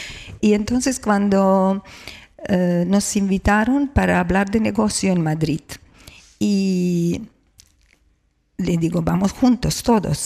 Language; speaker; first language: Spanish; non-native, fluent; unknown